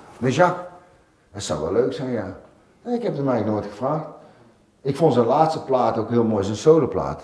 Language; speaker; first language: Dutch; native; Dutch